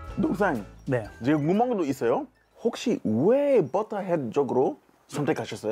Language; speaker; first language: Korean; non-native, fluent; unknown